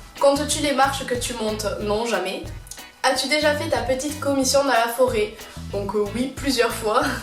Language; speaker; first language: French; native; French